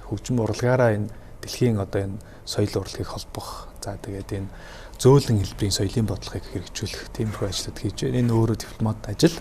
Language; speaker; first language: Mongolian; native; Mongolian